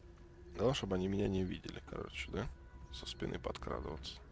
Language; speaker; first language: Russian; native; Russian